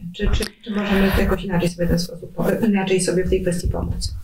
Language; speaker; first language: Polish; native; Polish